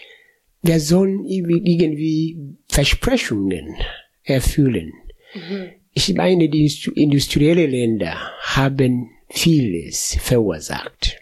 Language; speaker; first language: German; non-native, fluent; Swahili